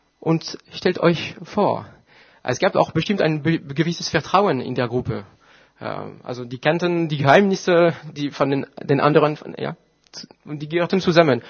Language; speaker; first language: German; non-native, fluent; French